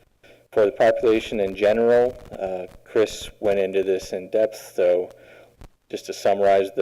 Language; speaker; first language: English; native; English